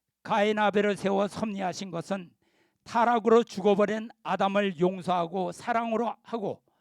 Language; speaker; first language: Korean; native; Korean